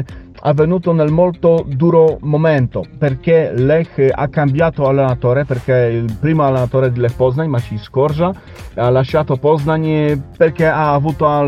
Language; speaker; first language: Italian; non-native, learner; Polish